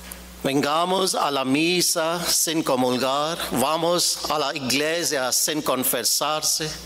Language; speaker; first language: Spanish; non-native, fluent; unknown